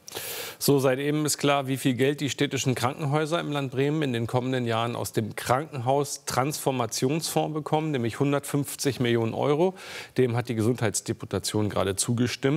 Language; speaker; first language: German; native; German